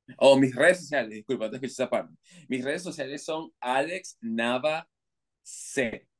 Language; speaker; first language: Spanish; native; Spanish